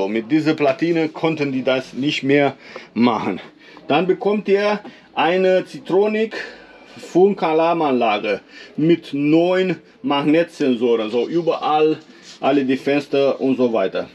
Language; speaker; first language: German; non-native, fluent; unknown